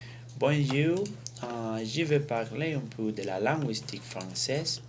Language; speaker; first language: French; non-native, learner; Spanish